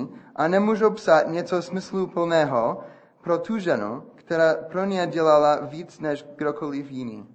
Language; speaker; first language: Czech; non-native, fluent; English